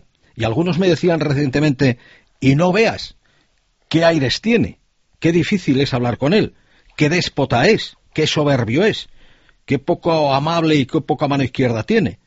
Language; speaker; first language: Spanish; native; Spanish